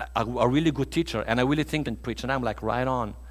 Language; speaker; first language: English; non-native, fluent; Bulgarian